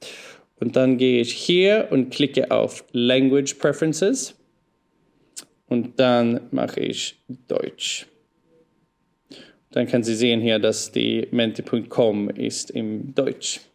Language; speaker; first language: German; non-native, fluent; Swedish